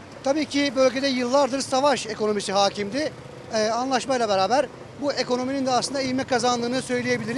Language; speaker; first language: Turkish; native; Turkish